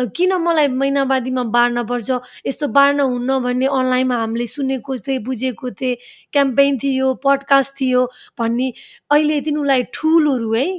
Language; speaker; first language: Nepali; early bilingual, heritage; Nepali